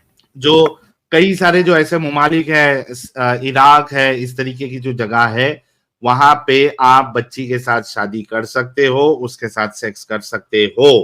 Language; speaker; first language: Hindi; native; Hindi